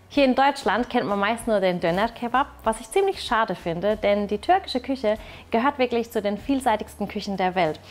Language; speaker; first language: German; early bilingual, other home language; Turkish